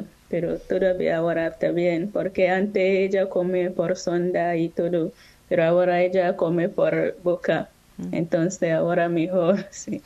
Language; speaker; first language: Spanish; non-native, learner; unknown